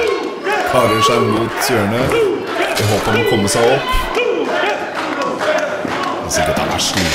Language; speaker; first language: Norwegian; native; Norwegian